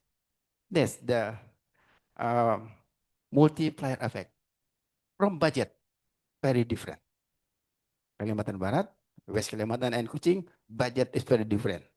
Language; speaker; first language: English; non-native, learner; Indonesian